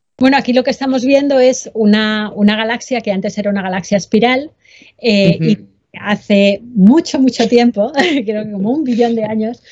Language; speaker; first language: Spanish; native; Spanish